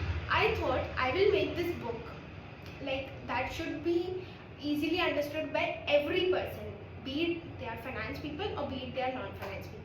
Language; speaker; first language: English; non-native, local second language; Hindi